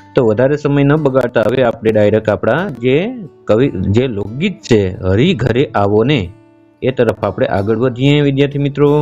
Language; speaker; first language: Gujarati; native; Gujarati